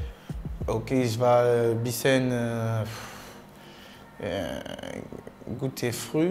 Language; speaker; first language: German; non-native, learner; French